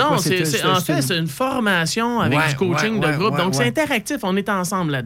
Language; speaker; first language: French; native; French